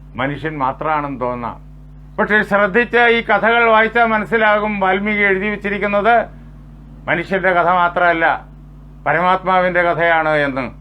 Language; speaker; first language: Malayalam; native; Malayalam